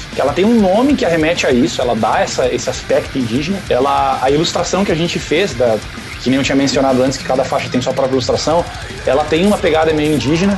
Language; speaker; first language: Portuguese; native; Portuguese